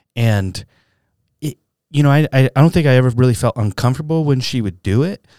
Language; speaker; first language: English; native; English